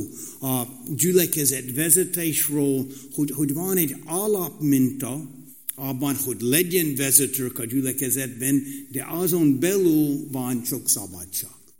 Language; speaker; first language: Hungarian; non-native, fluent; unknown